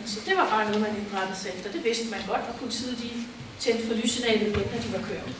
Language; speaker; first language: Danish; native; Danish